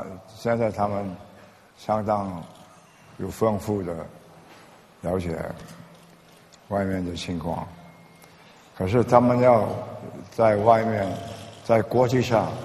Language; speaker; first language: Chinese; non-native, local second language; English